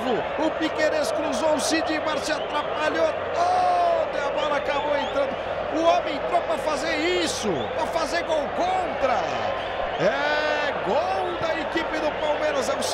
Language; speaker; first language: Portuguese; native; Portuguese